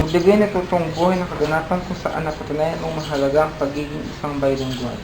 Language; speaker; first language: Filipino; non-native, local second language; Hiligaynon